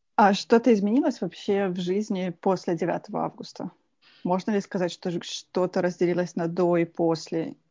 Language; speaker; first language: Russian; native; Russian